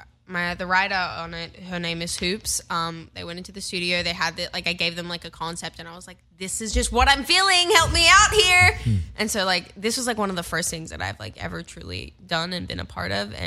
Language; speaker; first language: English; native; English